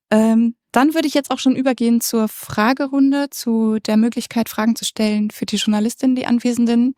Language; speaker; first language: German; native; German